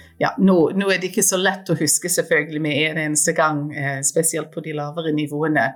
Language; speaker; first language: Norwegian; non-native, fluent; English